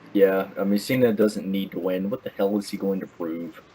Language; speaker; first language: English; native; English